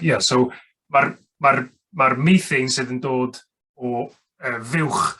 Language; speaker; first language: Welsh; native; Welsh